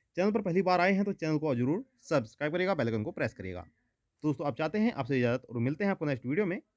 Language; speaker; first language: Hindi; native; Hindi